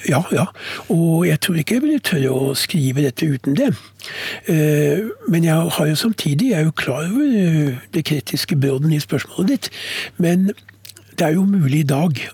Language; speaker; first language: Norwegian; native; Norwegian